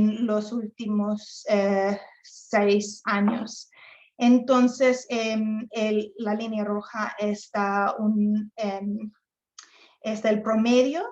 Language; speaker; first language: Spanish; non-native, fluent; English